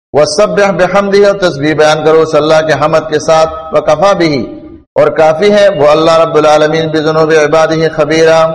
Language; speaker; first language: Urdu; non-native, local second language; Pashto